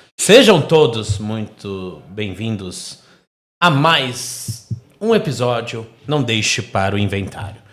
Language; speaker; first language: Portuguese; native; Portuguese